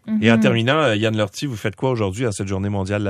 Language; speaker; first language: French; native; French